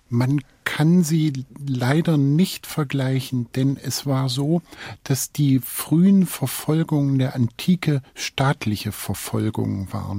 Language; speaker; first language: German; native; German